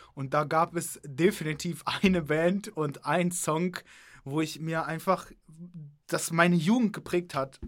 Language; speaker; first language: German; early bilingual, other home language; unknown